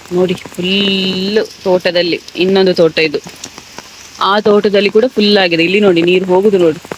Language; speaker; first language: Kannada; non-native, local second language; Tulu